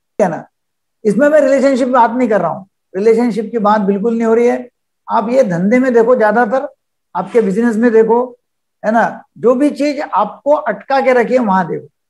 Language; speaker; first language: Hindi; non-native, local second language; Marathi